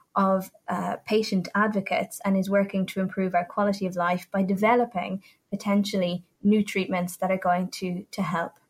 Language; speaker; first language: English; non-native, fluent; Italian